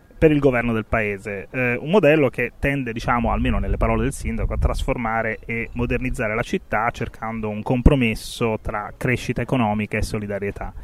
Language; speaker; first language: Italian; native; Italian